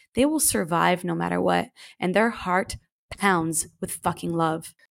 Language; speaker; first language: English; native; English